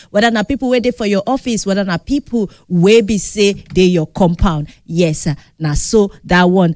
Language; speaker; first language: Nigerian Pidgin; native; Nigerian Pidgin